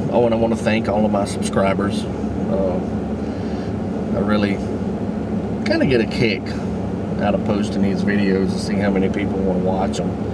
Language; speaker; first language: English; native; English